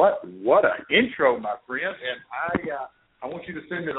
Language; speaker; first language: English; native; English